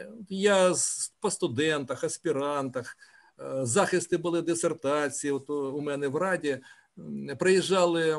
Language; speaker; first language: Ukrainian; native; Ukrainian